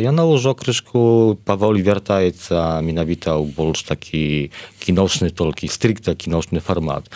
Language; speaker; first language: Polish; non-native, learner; Belarusian